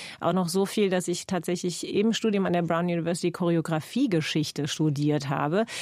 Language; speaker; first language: German; non-native, fluent; English